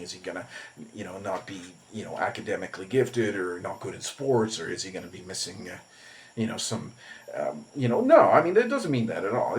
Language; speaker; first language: English; native; English